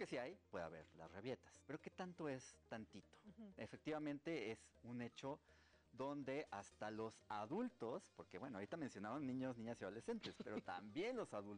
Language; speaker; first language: Spanish; native; Spanish